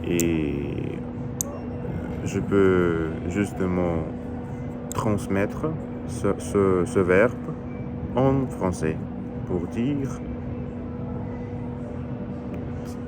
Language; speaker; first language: French; non-native, learner; Russian